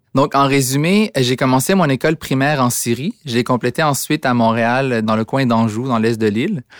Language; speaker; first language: French; early bilingual, other home language; Arabic